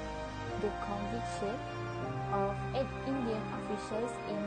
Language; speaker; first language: English; non-native, local second language; Malay